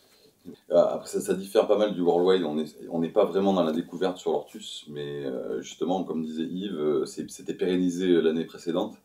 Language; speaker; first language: French; native; French